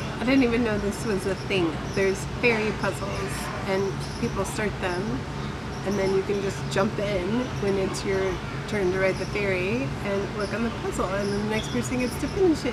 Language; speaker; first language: English; native; English